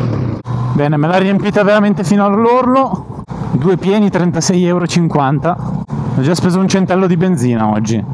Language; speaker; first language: Italian; native; Italian